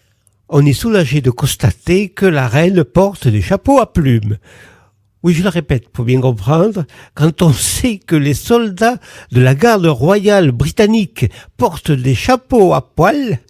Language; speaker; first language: French; native; French